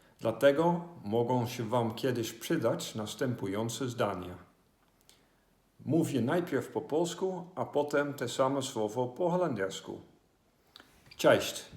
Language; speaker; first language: Polish; non-native, fluent; Dutch